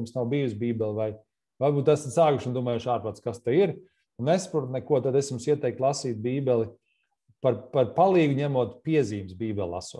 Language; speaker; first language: Latvian; native; Latvian